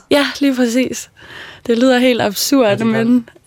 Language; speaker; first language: Danish; early bilingual, other home language; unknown